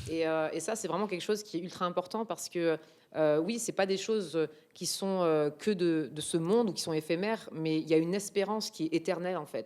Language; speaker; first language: French; native; French